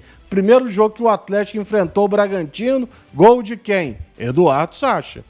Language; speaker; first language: Portuguese; native; Portuguese